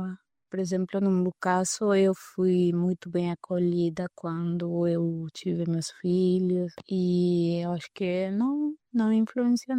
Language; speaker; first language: Portuguese; non-native, fluent; Spanish